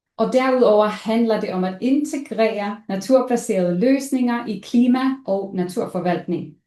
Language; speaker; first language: Danish; non-native, local second language; Faroese